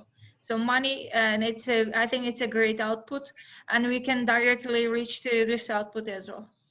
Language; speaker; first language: English; non-native, fluent; Turkish